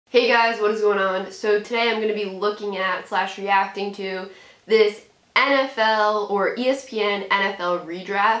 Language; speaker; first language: English; native; English